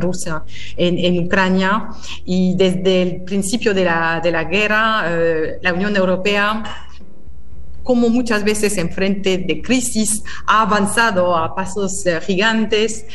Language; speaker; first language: Spanish; non-native, fluent; French